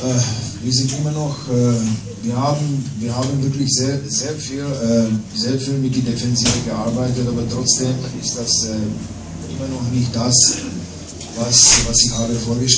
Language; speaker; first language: German; non-native, fluent; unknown